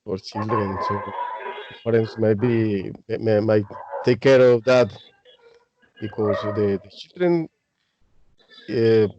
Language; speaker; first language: English; non-native, learner; Spanish